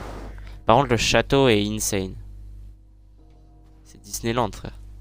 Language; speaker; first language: French; native; French